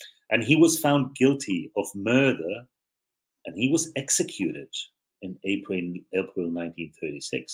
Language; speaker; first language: English; native; English